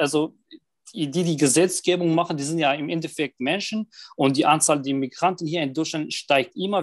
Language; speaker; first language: German; non-native, fluent; Arabic